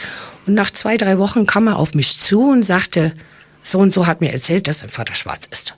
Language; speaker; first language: German; non-native, fluent; English